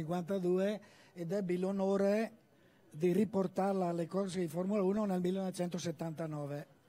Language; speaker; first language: Italian; native; Italian